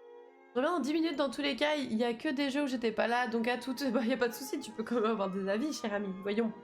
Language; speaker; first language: French; native; French